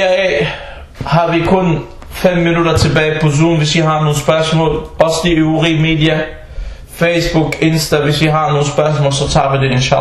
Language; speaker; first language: Danish; early bilingual, other home language; Arabic